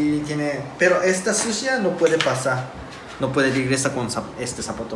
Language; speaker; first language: Spanish; non-native, learner; Japanese